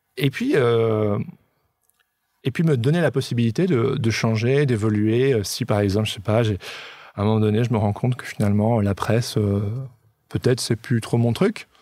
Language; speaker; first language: French; native; French